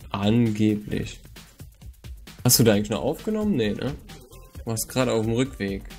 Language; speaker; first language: German; native; German